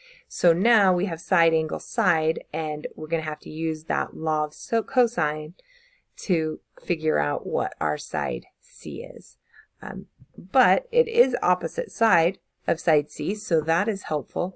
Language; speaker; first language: English; native; English